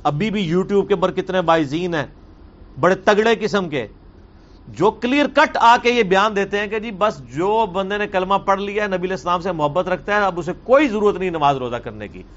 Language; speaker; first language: Urdu; non-native, local second language; Punjabi